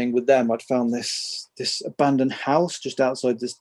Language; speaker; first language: English; native; English